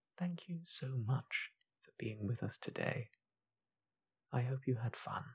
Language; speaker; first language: English; native; English